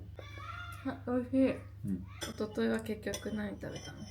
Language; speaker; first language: Japanese; native; Japanese